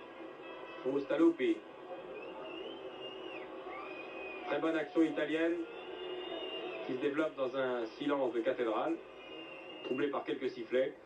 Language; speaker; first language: French; native; French